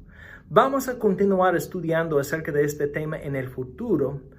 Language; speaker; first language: Spanish; non-native, fluent; English